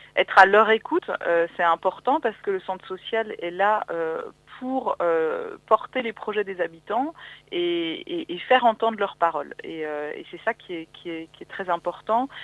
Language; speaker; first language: French; native; French